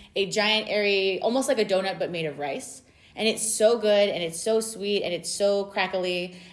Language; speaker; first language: English; native; English